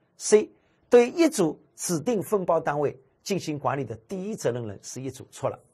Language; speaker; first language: Chinese; native; Chinese